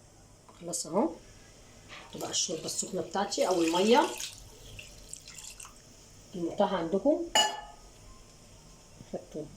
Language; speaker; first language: Arabic; native; Arabic